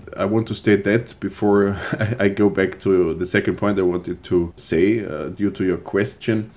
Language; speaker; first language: English; non-native, fluent; German